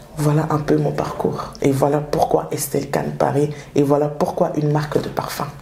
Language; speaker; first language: French; early bilingual, other home language; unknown